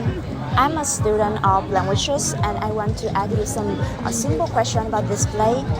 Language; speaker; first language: English; non-native, learner; Vietnamese